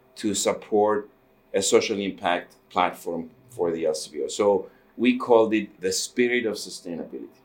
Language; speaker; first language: English; non-native, fluent; Greek